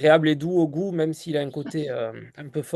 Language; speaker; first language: French; native; French